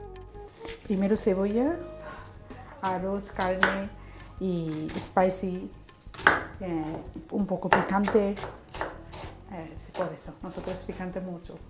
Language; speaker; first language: Spanish; non-native, learner; Bangla